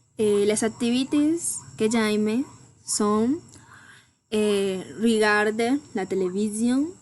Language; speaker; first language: French; non-native, learner; Spanish